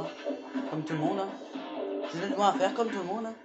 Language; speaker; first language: French; native; French